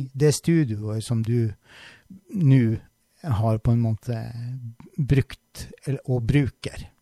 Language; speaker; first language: Norwegian; native; Norwegian